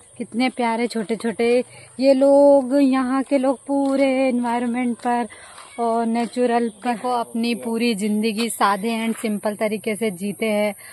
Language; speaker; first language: Hindi; native; Hindi